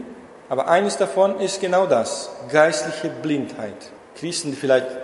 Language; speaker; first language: German; non-native, fluent; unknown